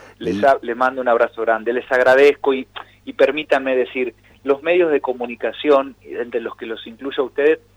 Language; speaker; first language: Spanish; native; Spanish